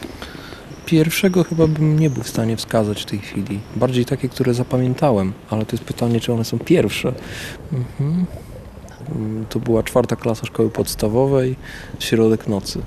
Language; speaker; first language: Polish; native; Polish